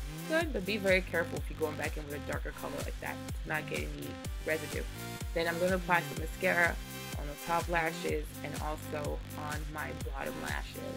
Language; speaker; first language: English; native; English